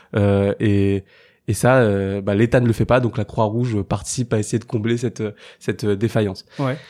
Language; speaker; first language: French; native; French